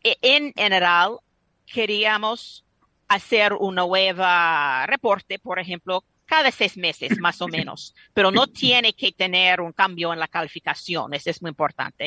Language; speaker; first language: Spanish; non-native, fluent; English